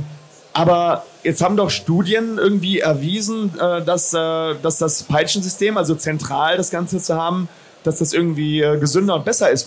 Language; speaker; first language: German; native; German